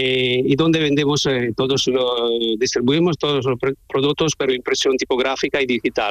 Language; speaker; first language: Spanish; non-native, learner; Italian